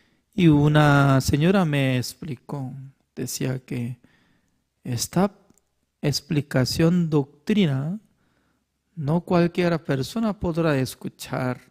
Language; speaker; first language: Spanish; non-native, fluent; Korean